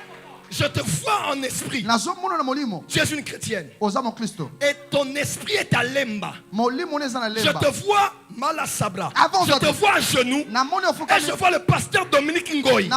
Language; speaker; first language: French; non-native, local second language; Lingala